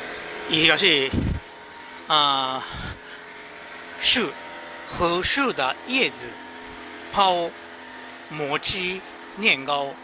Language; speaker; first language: Chinese; non-native, learner; Japanese